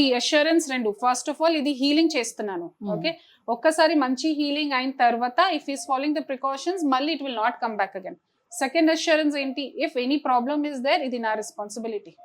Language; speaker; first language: Telugu; non-native, fluent; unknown